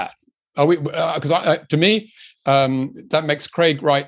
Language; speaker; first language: English; native; English